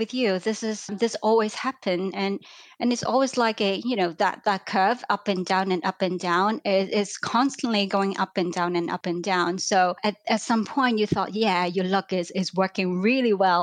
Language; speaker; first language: English; non-native, local second language; Cantonese